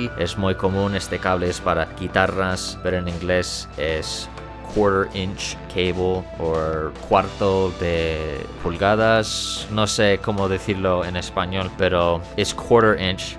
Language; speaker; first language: Spanish; non-native, fluent; English